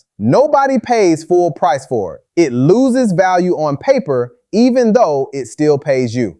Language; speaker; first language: English; native; English